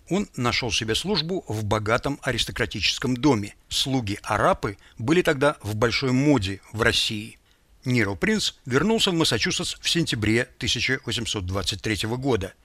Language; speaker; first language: Russian; native; Russian